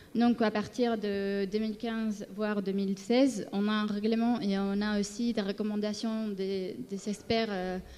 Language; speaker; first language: French; non-native, fluent; Spanish